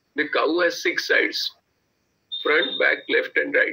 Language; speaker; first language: English; non-native, local second language; Marathi